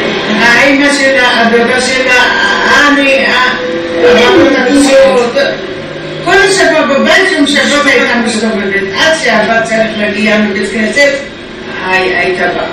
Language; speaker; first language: Hebrew; non-native, fluent; Arabic